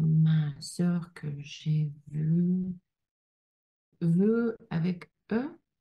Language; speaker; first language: French; non-native, learner; Russian